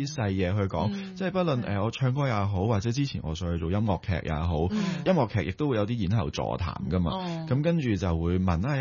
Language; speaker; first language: Cantonese; native; Cantonese